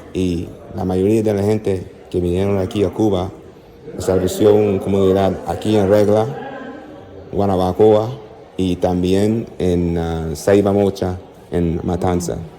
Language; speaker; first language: Spanish; non-native, learner; English